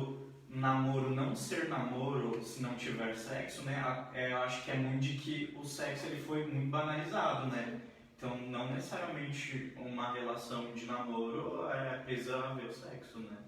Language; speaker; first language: Portuguese; native; Portuguese